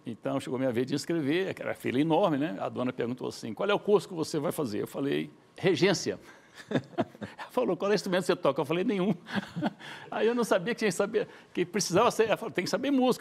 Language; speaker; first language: Portuguese; native; Portuguese